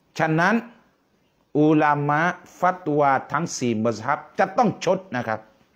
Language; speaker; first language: Thai; non-native, local second language; Pattani Malay